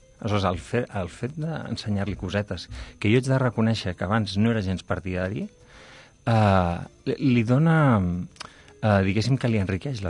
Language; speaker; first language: Catalan; native; Catalan